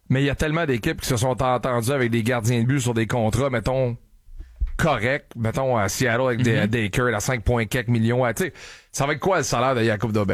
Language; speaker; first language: French; native; French